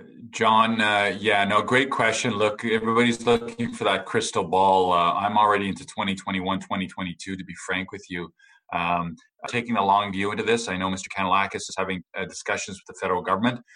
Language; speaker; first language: English; native; English